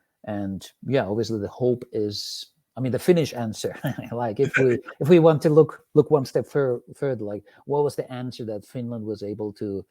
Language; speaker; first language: English; non-native, fluent; Finnish